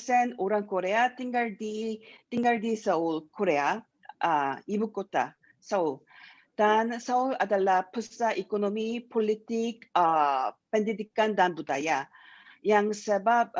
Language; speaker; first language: Indonesian; non-native, learner; Korean